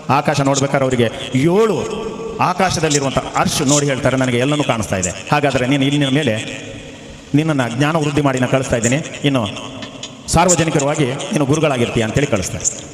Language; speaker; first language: Kannada; non-native, local second language; Malayalam